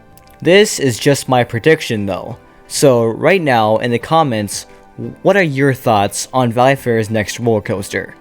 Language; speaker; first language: English; native; English